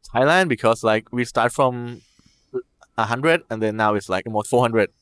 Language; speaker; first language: English; non-native, learner; Thai